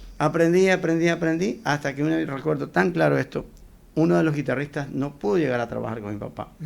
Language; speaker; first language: Spanish; native; Spanish